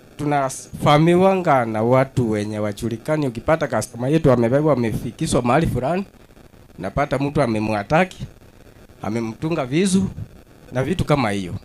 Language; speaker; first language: Swahili; non-native, local second language; Kalenjin